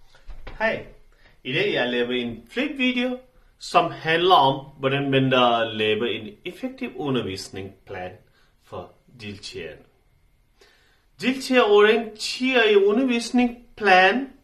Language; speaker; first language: Danish; non-native, learner; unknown